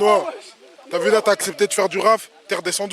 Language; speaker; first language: French; native; French